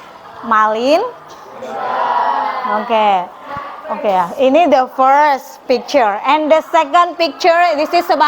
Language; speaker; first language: English; non-native, fluent; Indonesian